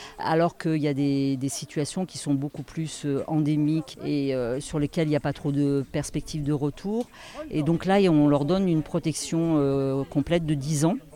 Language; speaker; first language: French; native; French